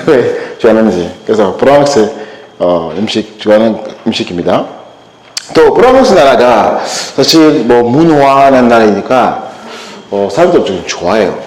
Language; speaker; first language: Korean; non-native, learner; French